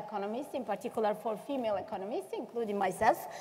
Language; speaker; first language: English; non-native, fluent; Italian